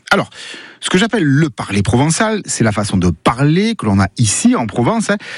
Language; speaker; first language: French; native; French